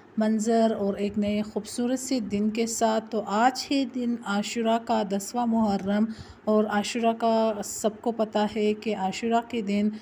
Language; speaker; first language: Urdu; native; Urdu